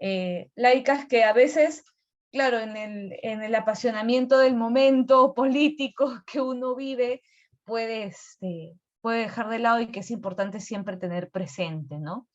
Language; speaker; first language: Spanish; native; Spanish